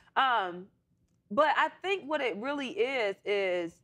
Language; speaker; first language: English; native; English